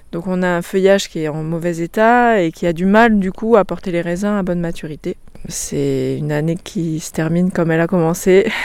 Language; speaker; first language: French; native; French